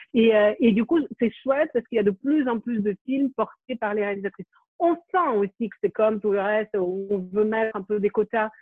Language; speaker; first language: French; non-native, fluent; Ukrainian